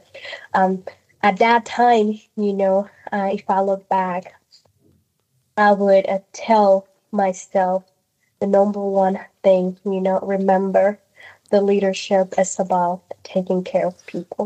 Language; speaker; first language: English; non-native, fluent; Spanish